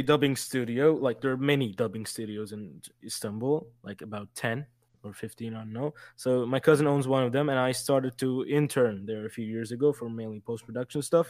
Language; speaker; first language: English; non-native, fluent; Turkish